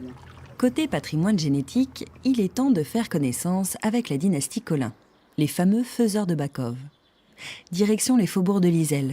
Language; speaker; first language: French; native; French